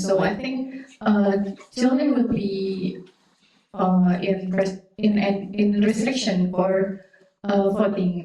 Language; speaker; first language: English; non-native, learner; Indonesian